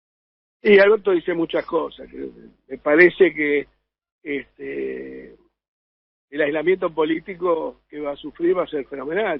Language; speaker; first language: Spanish; native; Spanish